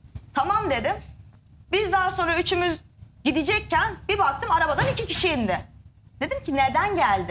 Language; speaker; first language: Turkish; native; Turkish